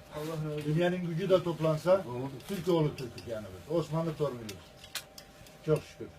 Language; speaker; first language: Turkish; early bilingual, heritage; Arabic